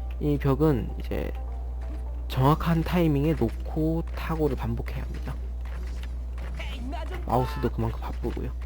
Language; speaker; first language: Korean; native; Korean